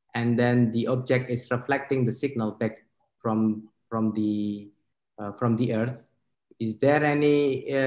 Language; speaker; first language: English; non-native, fluent; Indonesian